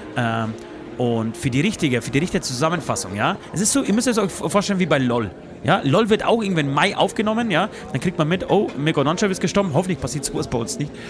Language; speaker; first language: German; early bilingual, other home language; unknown